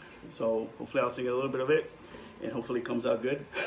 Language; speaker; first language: English; non-native, local second language; Spanish